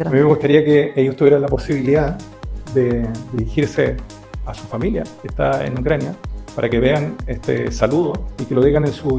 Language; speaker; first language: Spanish; native; Spanish